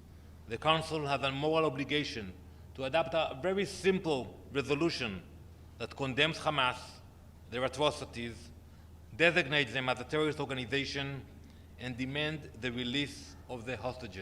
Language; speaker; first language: English; non-native, fluent; Hebrew